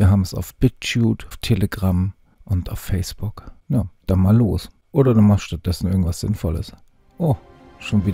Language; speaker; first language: German; native; German